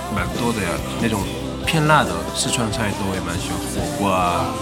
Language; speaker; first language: Chinese; non-native, fluent; Korean